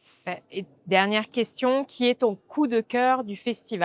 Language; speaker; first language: French; native; French